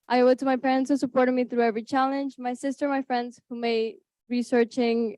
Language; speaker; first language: English; early bilingual, other home language; Spanish